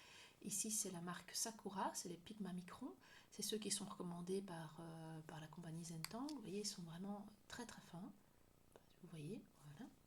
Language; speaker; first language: French; native; French